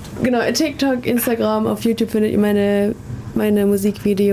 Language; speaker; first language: German; native; German